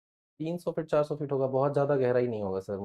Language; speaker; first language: Hindi; native; Hindi